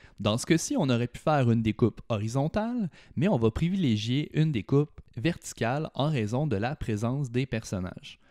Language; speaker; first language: French; native; French